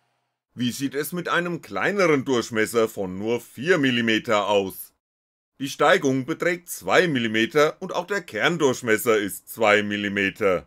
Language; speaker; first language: German; native; German